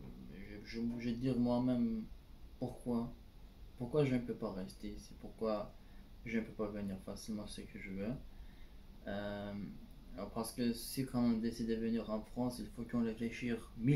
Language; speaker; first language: French; non-native, learner; Turkish